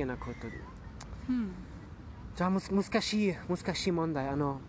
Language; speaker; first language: Japanese; non-native, learner; German